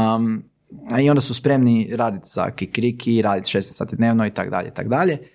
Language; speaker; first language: Croatian; native; Croatian